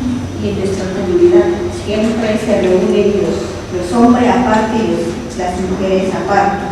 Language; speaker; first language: Spanish; non-native, local second language; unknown